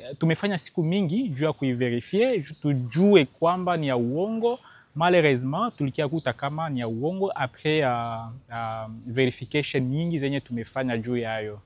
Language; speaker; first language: Swahili; native; Swahili